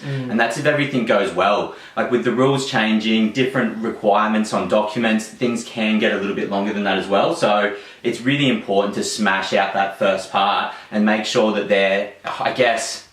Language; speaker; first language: English; native; English